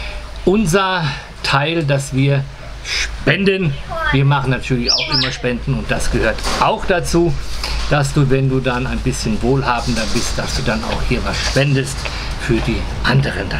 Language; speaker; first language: German; native; German